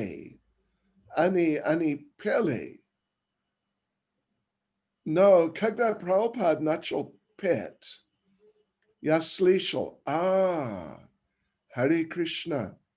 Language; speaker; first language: Russian; non-native, learner; English